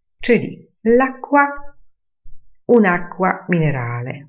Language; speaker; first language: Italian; non-native, fluent; Polish